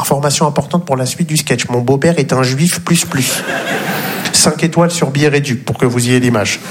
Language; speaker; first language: French; native; French